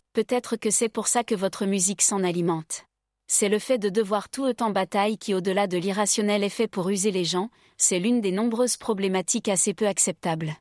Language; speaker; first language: French; native; French